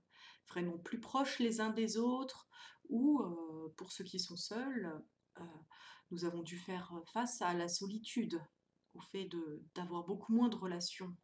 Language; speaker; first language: French; native; French